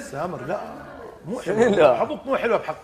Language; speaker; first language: Arabic; native; Arabic